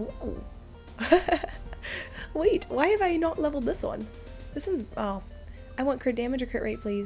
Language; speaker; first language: English; native; English